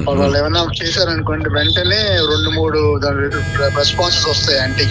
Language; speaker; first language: Telugu; native; Telugu